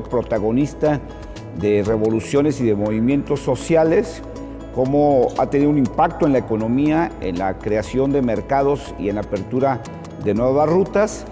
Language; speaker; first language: Spanish; native; Spanish